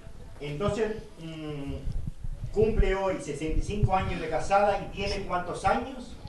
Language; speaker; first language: Spanish; native; Spanish